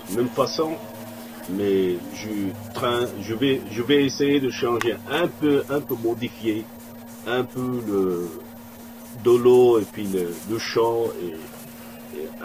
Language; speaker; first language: French; non-native, local second language; Arabic